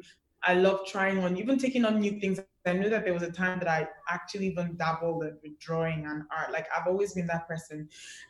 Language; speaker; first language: English; non-native, local second language; Igbo